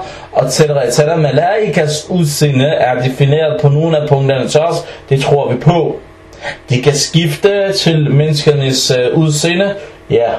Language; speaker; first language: Danish; early bilingual, other home language; Arabic